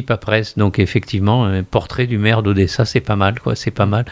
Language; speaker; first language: French; native; French